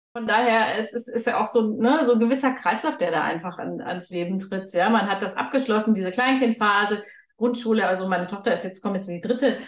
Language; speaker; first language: German; native; German